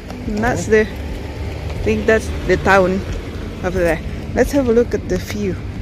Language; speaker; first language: English; non-native, fluent; Indonesian